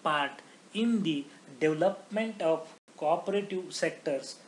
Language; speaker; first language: English; non-native, local second language; Marathi